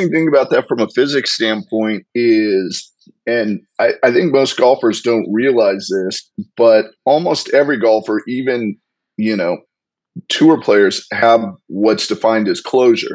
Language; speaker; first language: English; native; English